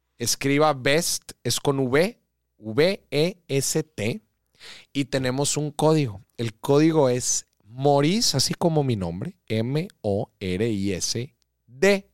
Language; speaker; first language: Spanish; native; Spanish